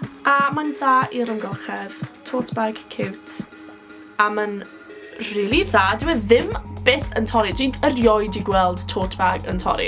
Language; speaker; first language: Welsh; non-native, local second language; English